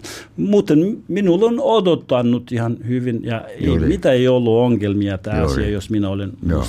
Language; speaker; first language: Finnish; non-native, learner; Albanian